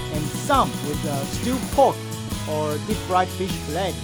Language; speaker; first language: English; non-native, fluent; Chinese